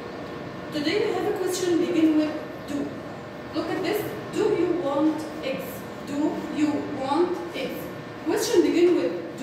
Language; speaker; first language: English; non-native, learner; Arabic